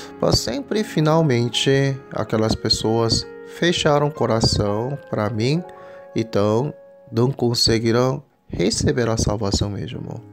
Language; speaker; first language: Portuguese; non-native, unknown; Korean